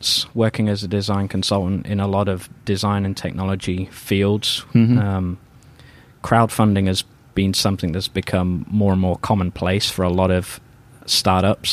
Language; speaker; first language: English; native; English